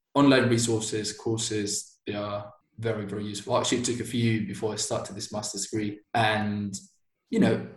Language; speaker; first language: English; non-native, fluent; Spanish